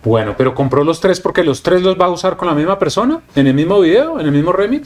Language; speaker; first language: Spanish; native; Spanish